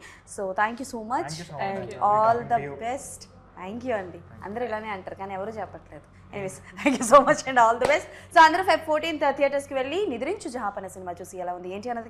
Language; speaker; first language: Telugu; native; Telugu